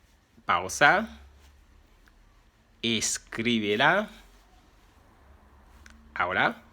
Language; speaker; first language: Spanish; non-native, fluent; Haitian Creole